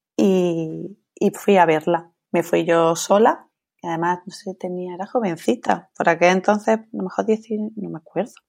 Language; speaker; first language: Spanish; native; Spanish